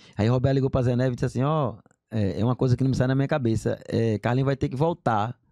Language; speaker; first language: Portuguese; native; Portuguese